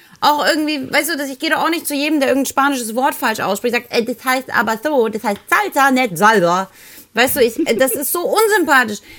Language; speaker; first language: German; early bilingual, other home language; Spanish